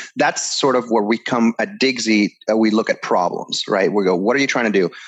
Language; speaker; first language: English; early bilingual, other home language; Spanish